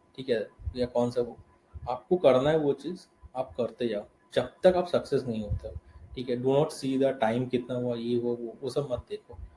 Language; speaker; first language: Hindi; non-native, local second language; Bangla